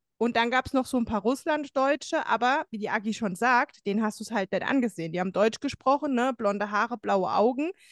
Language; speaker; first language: German; native; German